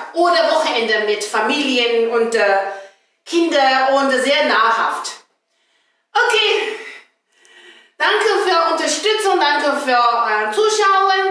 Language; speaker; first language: German; non-native, fluent; Chinese